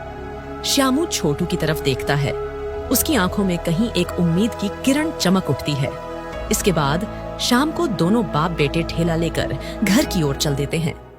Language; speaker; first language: Hindi; native; Hindi